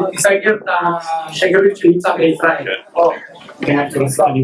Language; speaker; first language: Hebrew; non-native, fluent; Tigrinya